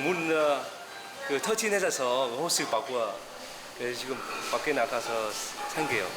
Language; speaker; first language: Korean; non-native, learner; Vietnamese